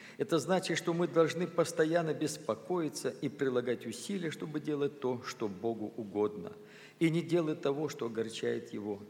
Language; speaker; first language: Russian; native; Russian